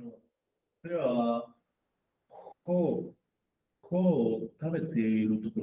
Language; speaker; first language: Japanese; non-native, learner; Spanish